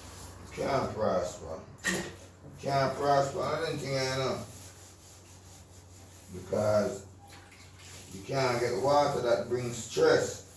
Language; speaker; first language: English; non-native, local second language; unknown